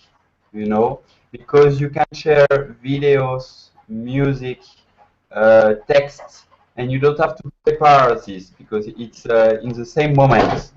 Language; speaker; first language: English; non-native, learner; French